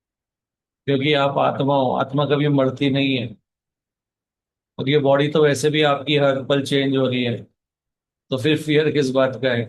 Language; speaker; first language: Hindi; native; Hindi